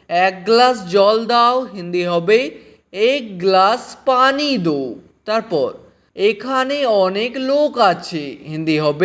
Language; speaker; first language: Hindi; non-native, local second language; Bangla